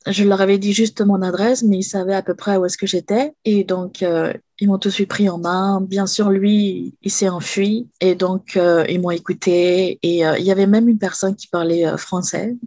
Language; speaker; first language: French; native; French